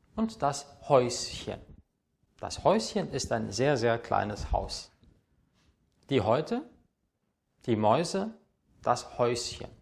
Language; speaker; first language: German; native; German